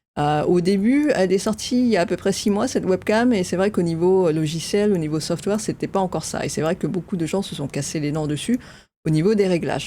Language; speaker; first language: French; native; French